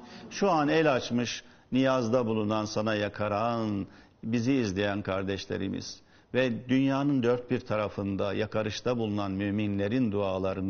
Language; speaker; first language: Turkish; native; Turkish